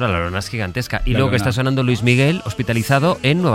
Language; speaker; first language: Spanish; native; Spanish